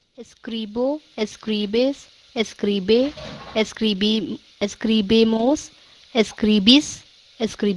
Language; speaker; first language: Spanish; non-native, learner; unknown